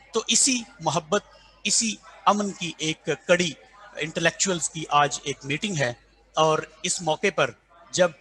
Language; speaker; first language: Hindi; non-native, local second language; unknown